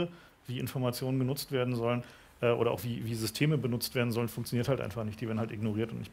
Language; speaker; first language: German; native; German